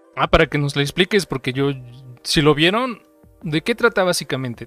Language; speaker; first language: Spanish; native; Spanish